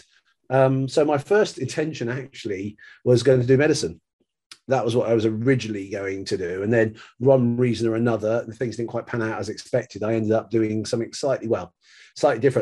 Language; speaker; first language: English; native; English